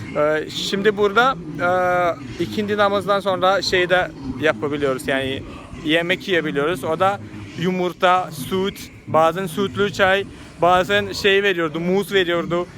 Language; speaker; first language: Turkish; non-native, fluent; Malayalam